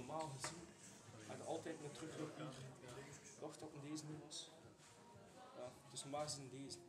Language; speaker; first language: Dutch; native; Dutch